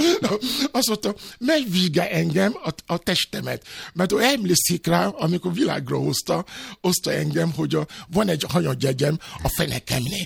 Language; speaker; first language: Hungarian; non-native, fluent; Yoruba